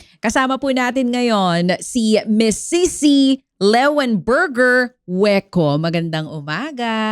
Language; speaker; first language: Filipino; native; Filipino